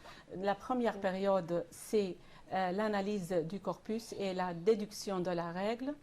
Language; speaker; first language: French; non-native, fluent; Arabic